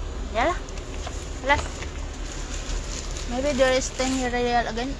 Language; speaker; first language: English; non-native, learner; Filipino